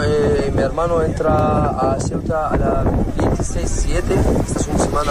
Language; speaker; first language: Spanish; non-native, learner; Arabic